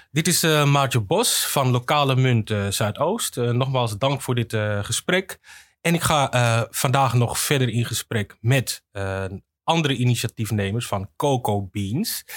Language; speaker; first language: Dutch; native; Dutch